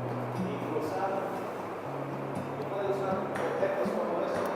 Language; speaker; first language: Spanish; non-native, fluent; English